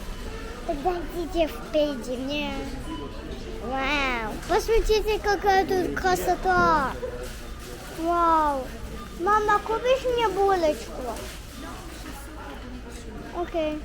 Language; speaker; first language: Russian; early bilingual, heritage; Russian